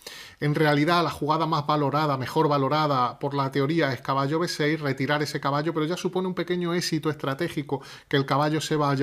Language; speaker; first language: Spanish; native; Spanish